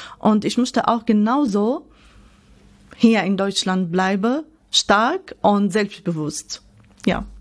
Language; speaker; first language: German; non-native, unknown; Arabic